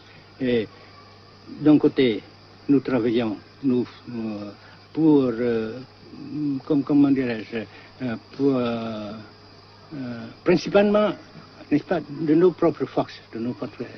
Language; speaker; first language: French; non-native, fluent; Vietnamese